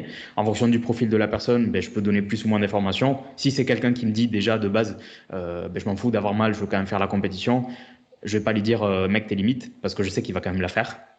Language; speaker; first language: French; native; French